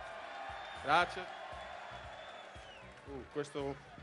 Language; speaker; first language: Italian; non-native, learner; Spanish